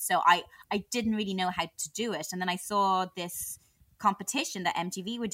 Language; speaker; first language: English; native; English